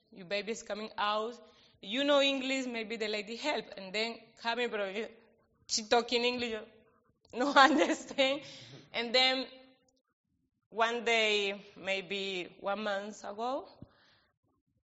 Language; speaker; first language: English; non-native, learner; Spanish